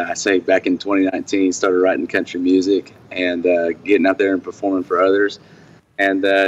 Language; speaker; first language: English; native; English